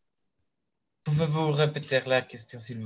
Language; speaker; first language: French; non-native, learner; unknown